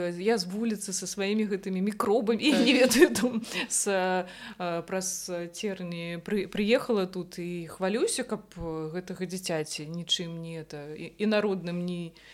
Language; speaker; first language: Belarusian; non-native, local second language; Russian